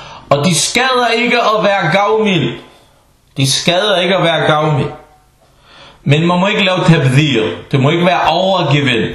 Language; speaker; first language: Danish; early bilingual, other home language; Arabic